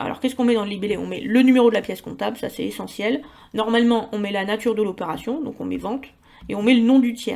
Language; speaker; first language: French; native; French